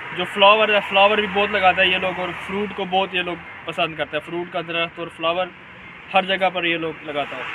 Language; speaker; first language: Urdu; non-native, local second language; Punjabi